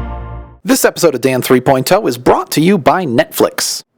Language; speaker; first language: English; native; English